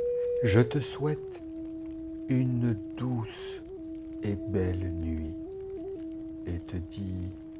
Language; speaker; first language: French; native; French